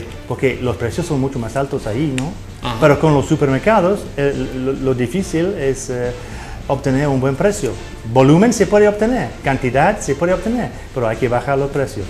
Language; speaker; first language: Spanish; non-native, fluent; English